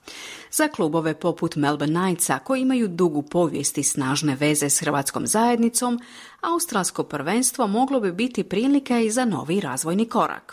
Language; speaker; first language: Croatian; native; Croatian